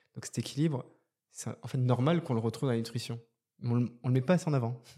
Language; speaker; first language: French; native; French